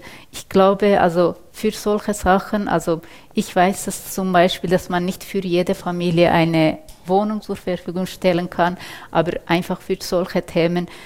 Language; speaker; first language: German; non-native, fluent; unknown